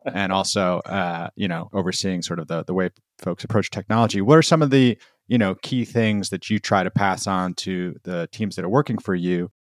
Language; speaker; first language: English; native; English